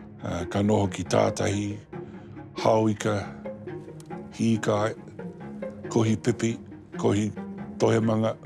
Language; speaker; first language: Māori; non-native, local second language; English